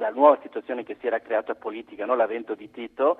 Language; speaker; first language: Italian; early bilingual, other home language; Croatian